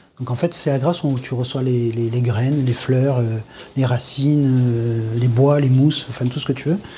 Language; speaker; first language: French; native; French